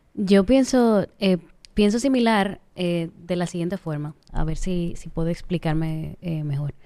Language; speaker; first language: Spanish; native; Spanish